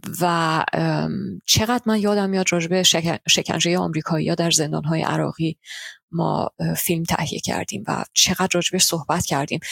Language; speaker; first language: Persian; early bilingual, heritage; Persian